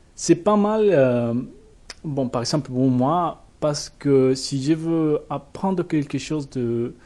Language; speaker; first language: French; non-native, fluent; Spanish